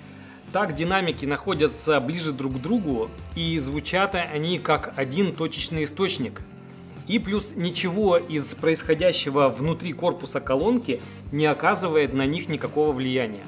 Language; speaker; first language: Russian; native; Russian